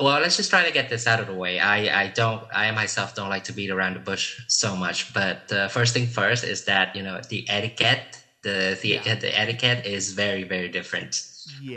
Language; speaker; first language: English; non-native, fluent; Vietnamese